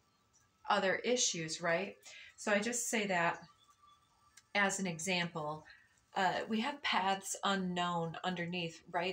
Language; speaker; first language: English; native; English